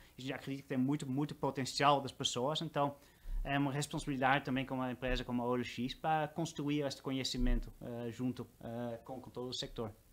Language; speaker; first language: Portuguese; non-native, fluent; Dutch